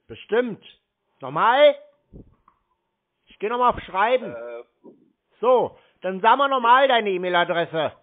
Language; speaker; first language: German; native; German